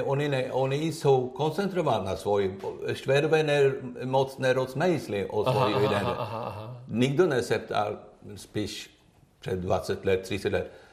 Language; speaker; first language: Czech; non-native, learner; Swedish